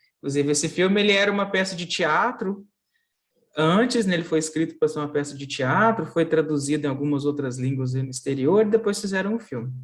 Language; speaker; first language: Portuguese; native; Portuguese